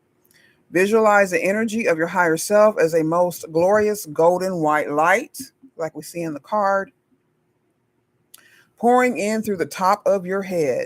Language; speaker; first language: English; native; English